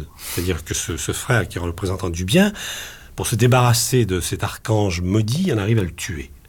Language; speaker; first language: French; native; French